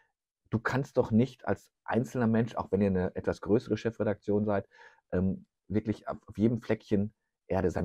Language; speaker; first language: German; native; German